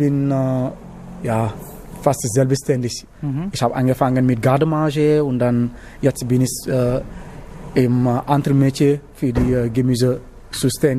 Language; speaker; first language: German; non-native, learner; Wolof